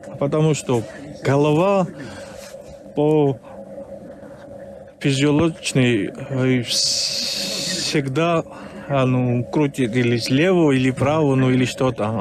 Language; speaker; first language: Russian; non-native, learner; Georgian